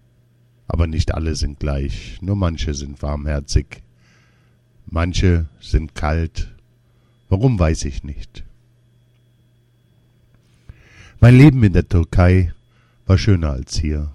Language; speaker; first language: German; non-native, learner; Kurdish